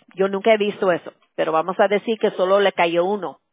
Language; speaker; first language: Spanish; early bilingual, other home language; English